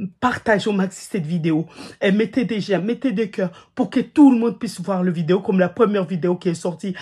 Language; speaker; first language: French; non-native, local second language; Ngazidja Comorian